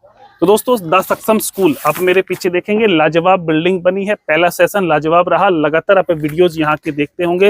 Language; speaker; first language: Hindi; native; Hindi